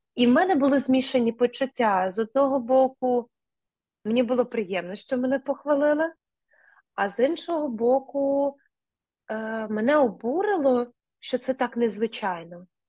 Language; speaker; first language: Ukrainian; non-native, local second language; Russian